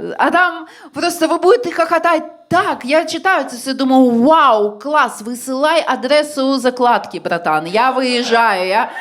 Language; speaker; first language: Ukrainian; non-native, local second language; Russian